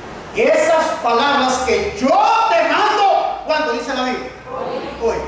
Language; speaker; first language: Spanish; native; Spanish